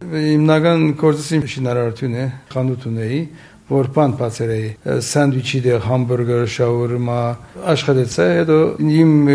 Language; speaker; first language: Armenian; early bilingual, heritage; Armenian